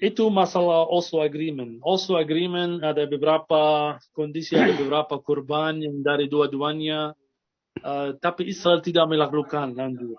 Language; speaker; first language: Indonesian; non-native, fluent; Arabic